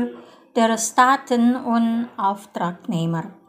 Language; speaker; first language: German; non-native, fluent; Indonesian